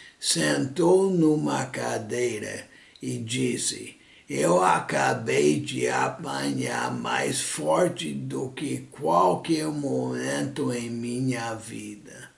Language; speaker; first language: Portuguese; non-native, fluent; English